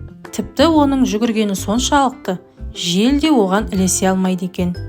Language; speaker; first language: Kazakh; native; Kazakh